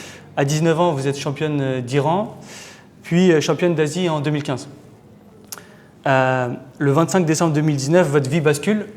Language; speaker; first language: French; native; French